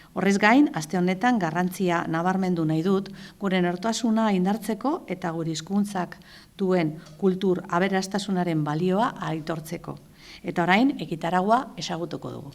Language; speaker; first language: Basque; native; Basque